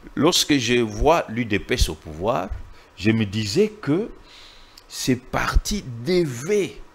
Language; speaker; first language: French; non-native, local second language; Swahili